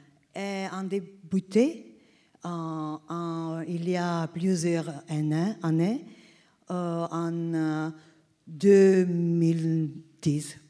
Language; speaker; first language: French; non-native, learner; Italian